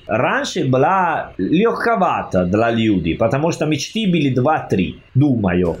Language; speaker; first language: Russian; non-native, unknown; Italian